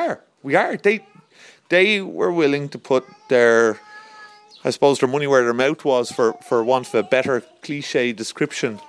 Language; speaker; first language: English; native; English